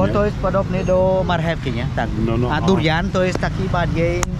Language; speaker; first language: Polish; non-native, learner; Khmer